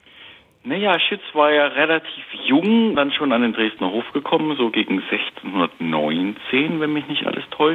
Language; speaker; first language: German; native; German